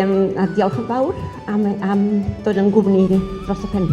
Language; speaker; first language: Welsh; non-native, local second language; Spanish